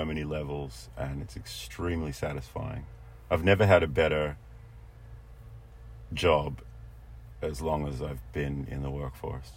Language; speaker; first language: English; native; English